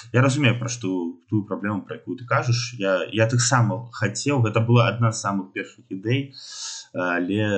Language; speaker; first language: Belarusian; non-native, local second language; Russian